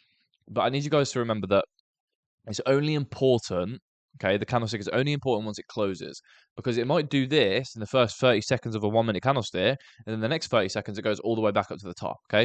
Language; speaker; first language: English; native; English